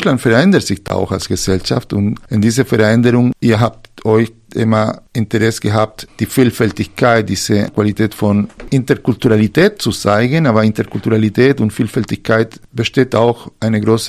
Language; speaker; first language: German; non-native, fluent; Spanish